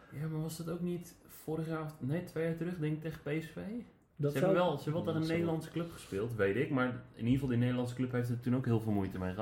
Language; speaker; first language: Dutch; native; Dutch